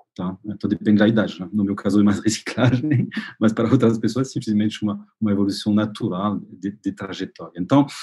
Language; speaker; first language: Portuguese; non-native, fluent; French